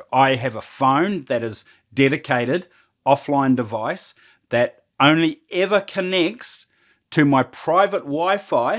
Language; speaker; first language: English; native; English